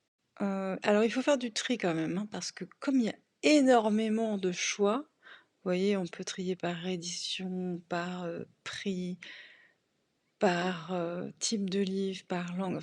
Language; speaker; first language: French; native; French